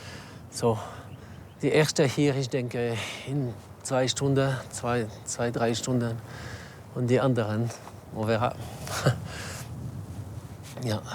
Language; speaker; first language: German; non-native, learner; French